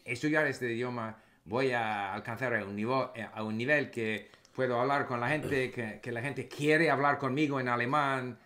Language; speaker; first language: Spanish; non-native, fluent; English